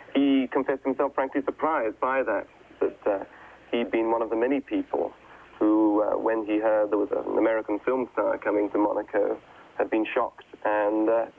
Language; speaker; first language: English; native; English